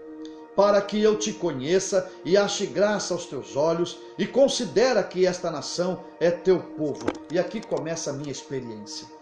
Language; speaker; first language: Portuguese; native; Portuguese